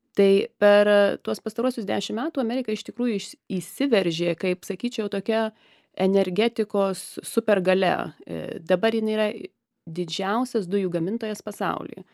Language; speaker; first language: Lithuanian; early bilingual, heritage; Lithuanian